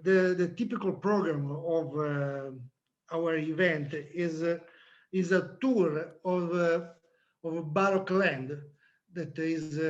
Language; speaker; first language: English; non-native, learner; Italian